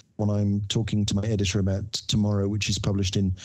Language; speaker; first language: English; native; English